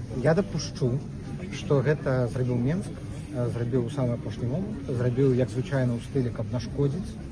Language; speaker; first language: Belarusian; native; Belarusian